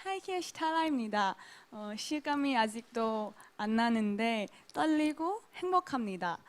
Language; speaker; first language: Korean; non-native, local second language; Thai